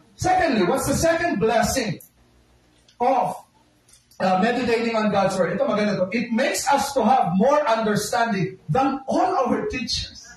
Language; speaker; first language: English; non-native, local second language; Filipino